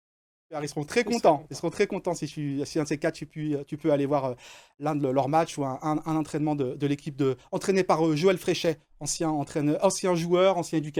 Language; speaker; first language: French; native; French